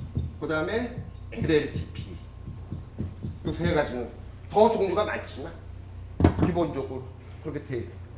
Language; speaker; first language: Korean; native; Korean